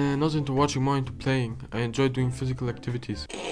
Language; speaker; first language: English; non-native, learner; German